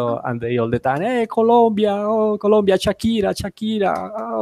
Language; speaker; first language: English; non-native, learner; Spanish